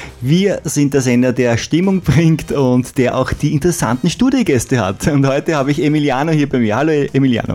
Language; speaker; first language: German; native; German